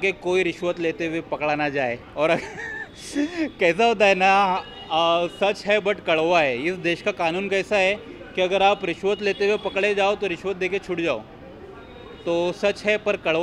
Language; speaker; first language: Hindi; native; Hindi